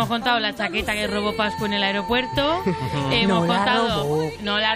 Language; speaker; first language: Spanish; native; Spanish